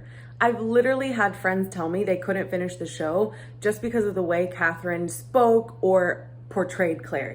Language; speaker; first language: English; native; English